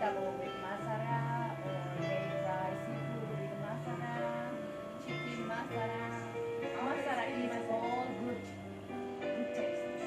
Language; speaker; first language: English; non-native, learner; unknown